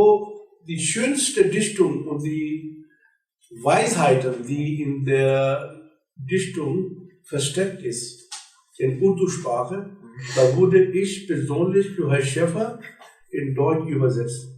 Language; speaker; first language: German; non-native, learner; Urdu